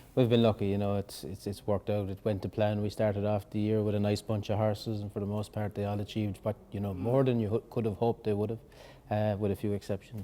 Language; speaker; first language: English; native; English